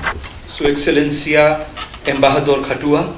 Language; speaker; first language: Spanish; non-native, learner; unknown